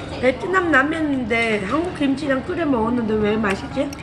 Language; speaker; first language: Korean; non-native, learner; Vietnamese